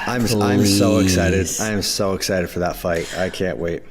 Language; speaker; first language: English; native; English